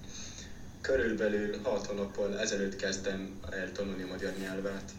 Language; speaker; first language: Hungarian; non-native, learner; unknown